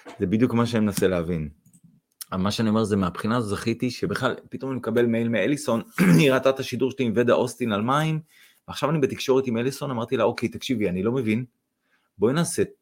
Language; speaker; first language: Hebrew; non-native, fluent; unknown